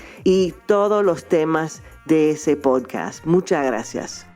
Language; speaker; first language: Spanish; non-native, fluent; English